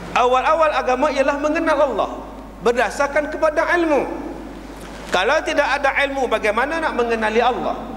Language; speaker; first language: Malay; native; Malay